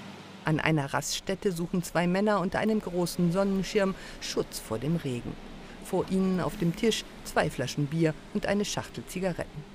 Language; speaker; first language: German; native; German